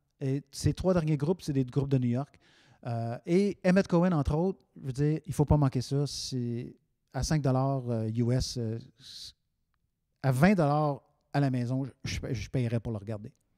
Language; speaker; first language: French; native; French